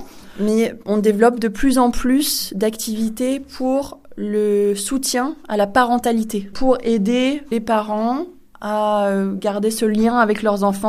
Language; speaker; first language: French; native; French